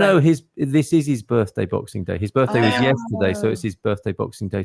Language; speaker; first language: English; native; English